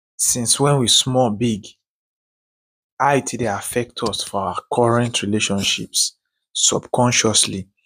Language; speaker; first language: Nigerian Pidgin; native; Nigerian Pidgin